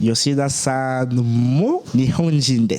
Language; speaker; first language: Japanese; non-native, learner; French